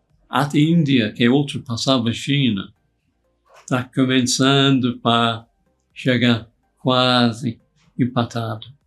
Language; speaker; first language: Portuguese; non-native, fluent; English